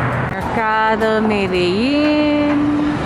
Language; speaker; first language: Spanish; non-native, learner; English